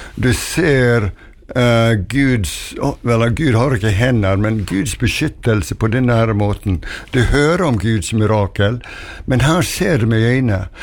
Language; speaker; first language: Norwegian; early bilingual, heritage; Norwegian